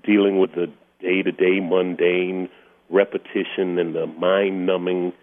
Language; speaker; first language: English; native; English